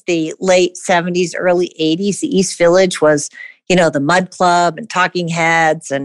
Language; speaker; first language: English; native; English